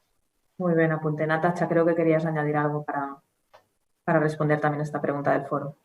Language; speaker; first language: Spanish; native; Spanish